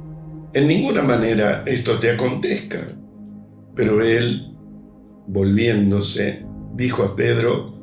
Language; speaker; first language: Spanish; native; Spanish